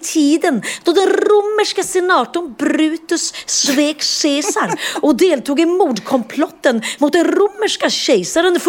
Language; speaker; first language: Swedish; native; Swedish